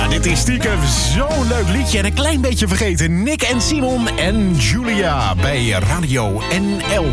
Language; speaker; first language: Dutch; native; Dutch